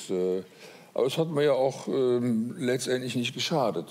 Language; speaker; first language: German; native; German